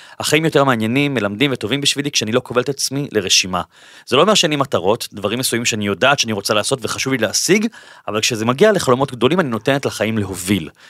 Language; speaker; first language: Hebrew; native; Hebrew